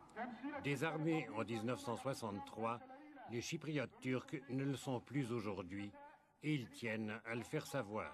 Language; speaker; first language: French; native; French